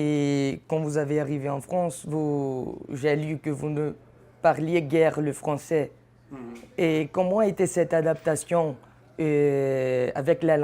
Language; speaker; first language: French; non-native, fluent; Portuguese